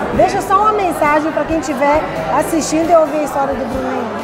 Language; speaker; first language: Portuguese; native; Portuguese